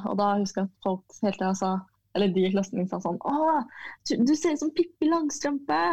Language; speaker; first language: Norwegian; early bilingual, other home language; Chinese